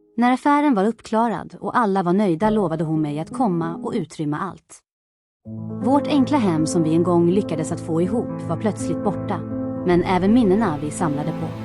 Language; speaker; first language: Swedish; non-native, fluent; Croatian